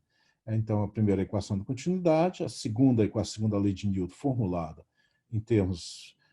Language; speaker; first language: Portuguese; native; Portuguese